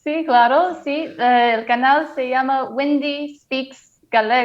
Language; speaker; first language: Spanish; non-native, fluent; English